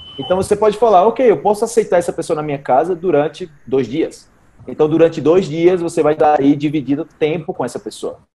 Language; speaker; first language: Portuguese; native; Portuguese